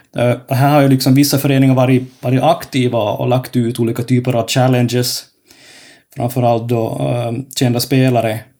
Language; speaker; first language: Swedish; native; Swedish